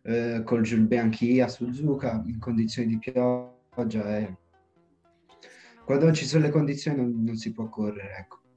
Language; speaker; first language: Italian; native; Italian